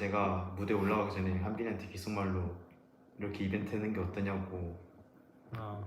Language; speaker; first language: Korean; native; Korean